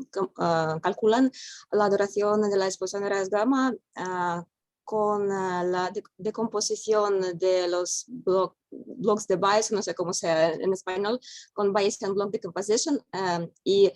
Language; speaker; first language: Spanish; non-native, fluent; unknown